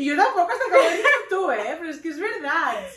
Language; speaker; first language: Spanish; native; Spanish